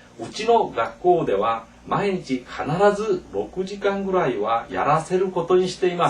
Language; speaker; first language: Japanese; non-native, fluent; Korean